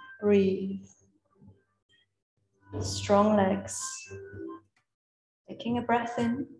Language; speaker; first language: English; native; English